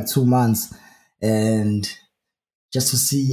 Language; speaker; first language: English; non-native, local second language; Zulu